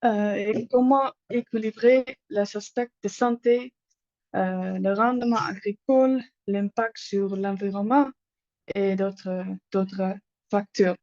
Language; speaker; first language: French; non-native, learner; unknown